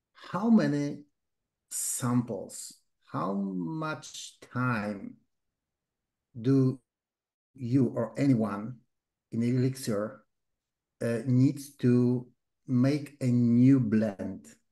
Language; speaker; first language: English; non-native, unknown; Polish